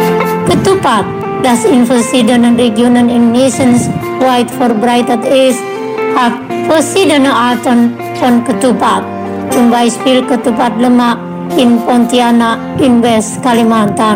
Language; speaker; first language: German; non-native, learner; Indonesian